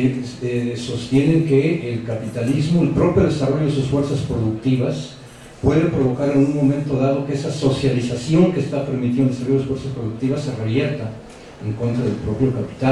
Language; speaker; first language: Spanish; native; Spanish